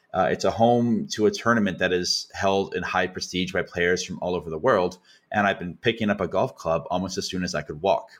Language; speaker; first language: English; native; English